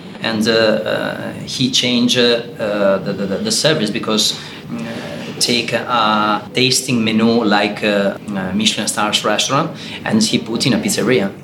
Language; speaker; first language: English; non-native, learner; Italian